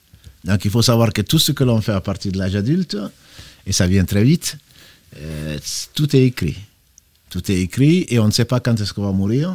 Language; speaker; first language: French; native; French